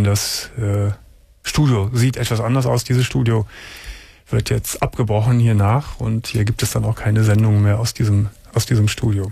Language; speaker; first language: German; native; German